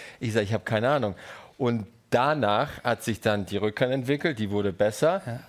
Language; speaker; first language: German; early bilingual, other home language; Russian